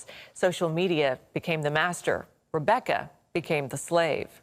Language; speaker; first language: English; native; English